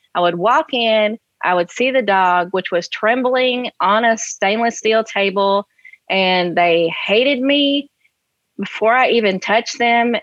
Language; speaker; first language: English; native; English